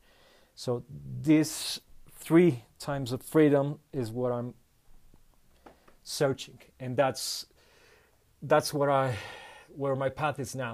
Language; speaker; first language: English; non-native, fluent; Spanish